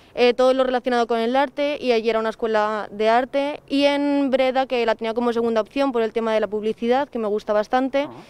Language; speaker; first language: Spanish; native; Spanish